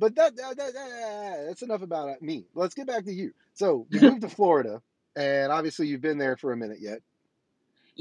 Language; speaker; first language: English; native; English